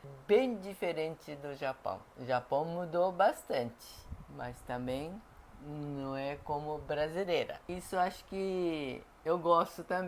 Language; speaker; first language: Portuguese; non-native, fluent; Japanese